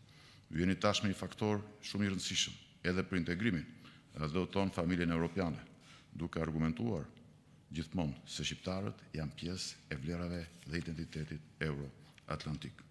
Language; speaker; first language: Albanian; native; Albanian